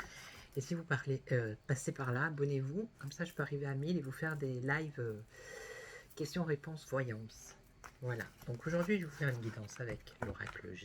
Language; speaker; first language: French; native; French